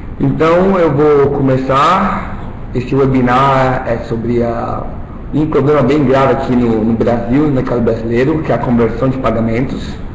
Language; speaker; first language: Portuguese; early bilingual, heritage; Italian